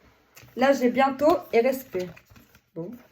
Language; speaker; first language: French; native; French